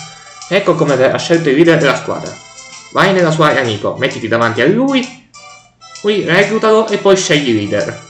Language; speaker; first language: Italian; native; Italian